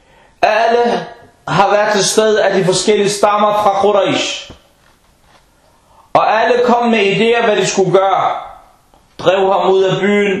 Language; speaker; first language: Danish; non-native, local second language; Arabic